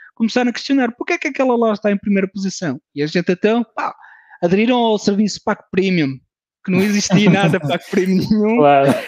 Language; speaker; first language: Portuguese; early bilingual, heritage; French